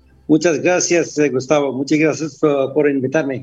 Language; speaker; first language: Spanish; non-native, fluent; Hindi